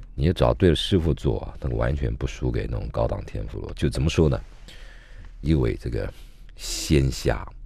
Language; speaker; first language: Chinese; native; Chinese